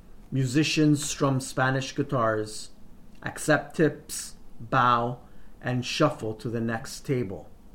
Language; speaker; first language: English; early bilingual, other home language; Italian